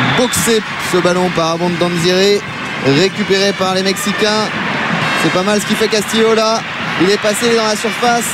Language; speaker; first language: French; native; French